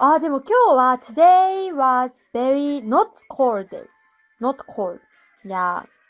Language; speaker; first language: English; non-native, learner; Japanese